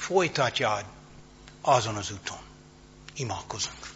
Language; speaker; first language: Hungarian; non-native, fluent; English